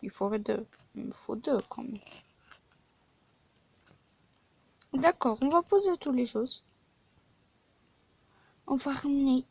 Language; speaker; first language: French; non-native, learner; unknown